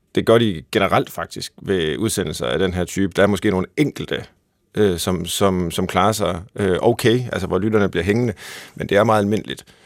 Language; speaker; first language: Danish; native; Danish